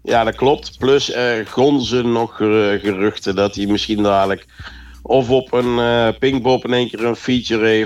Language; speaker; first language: Dutch; native; Dutch